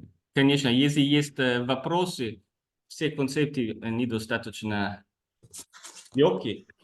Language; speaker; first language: Russian; non-native, fluent; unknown